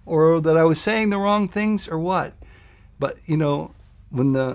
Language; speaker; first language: English; native; English